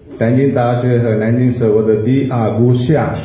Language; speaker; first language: Chinese; non-native, fluent; Sinhala